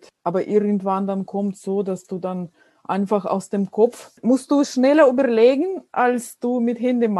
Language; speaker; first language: German; non-native, fluent; Russian